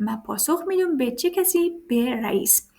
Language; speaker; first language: Persian; native; Persian